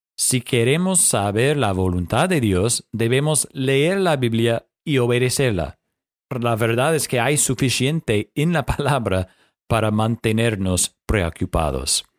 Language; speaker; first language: Spanish; non-native, fluent; English